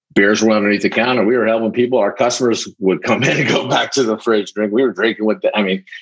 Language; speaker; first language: English; early bilingual, other home language; Polish